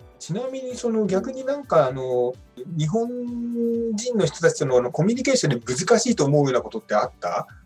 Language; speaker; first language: Japanese; native; Japanese